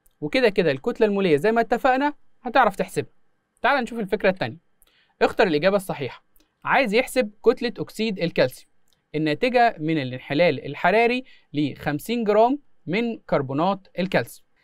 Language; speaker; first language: Arabic; native; Arabic